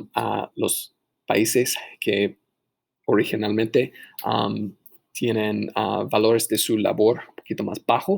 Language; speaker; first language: Spanish; non-native, fluent; English